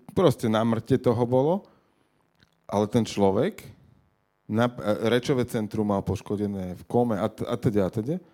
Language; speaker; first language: Slovak; native; Slovak